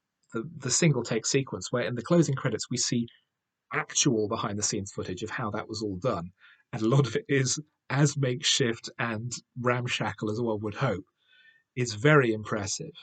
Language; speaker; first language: English; native; English